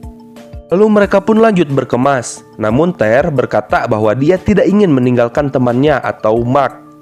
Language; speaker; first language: Indonesian; native; Indonesian